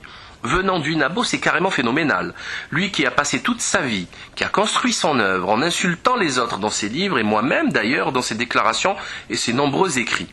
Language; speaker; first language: French; native; French